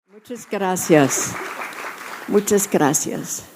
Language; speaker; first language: Spanish; non-native, fluent; English